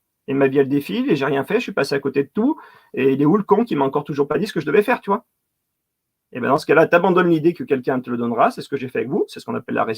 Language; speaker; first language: French; native; French